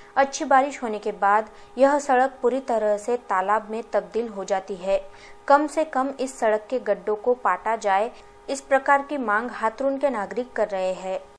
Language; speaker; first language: Hindi; non-native, local second language; Marathi